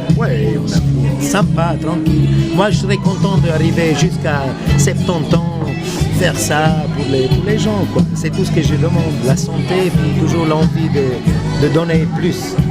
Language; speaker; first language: French; non-native, fluent; Italian